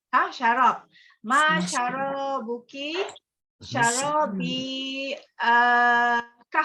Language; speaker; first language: Arabic; non-native, learner; Malay